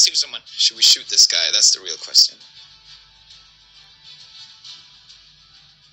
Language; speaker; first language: English; native; English